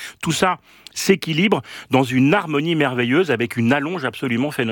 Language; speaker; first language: French; native; French